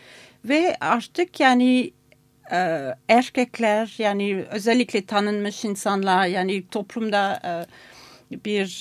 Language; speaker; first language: Turkish; non-native, fluent; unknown